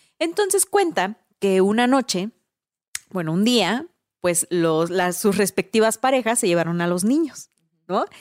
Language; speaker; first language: Spanish; native; Spanish